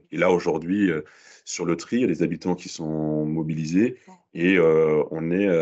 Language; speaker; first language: French; native; French